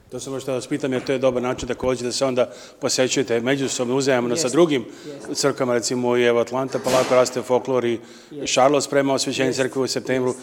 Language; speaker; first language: Serbian; early bilingual, heritage; Serbian